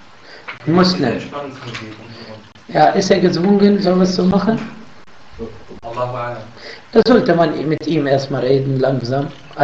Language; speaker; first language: German; non-native, fluent; Arabic